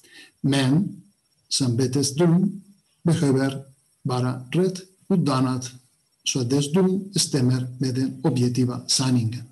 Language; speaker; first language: Swedish; non-native, fluent; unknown